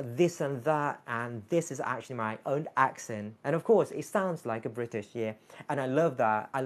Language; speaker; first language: English; non-native, fluent; Thai